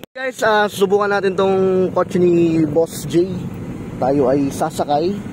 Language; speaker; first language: Filipino; native; Filipino